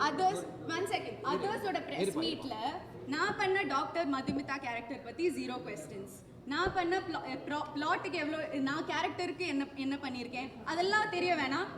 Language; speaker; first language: Tamil; non-native, local second language; Malayalam